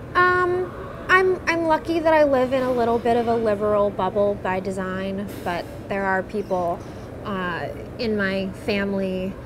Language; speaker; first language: English; native; English